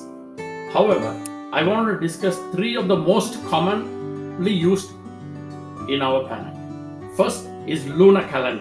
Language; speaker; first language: English; non-native, local second language; Tamil